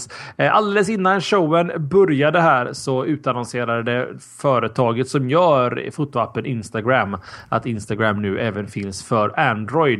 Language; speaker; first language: Swedish; native; Swedish